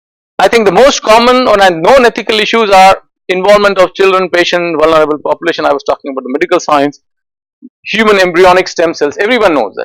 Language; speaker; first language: English; non-native, fluent; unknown